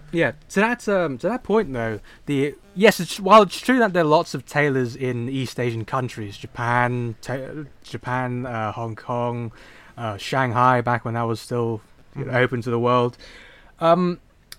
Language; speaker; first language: English; non-native, local second language; Cantonese